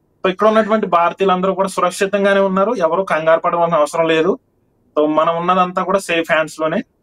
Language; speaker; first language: Telugu; native; Telugu